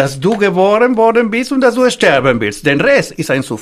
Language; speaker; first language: German; non-native, fluent; Spanish